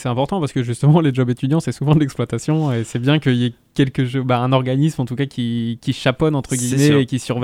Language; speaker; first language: French; native; French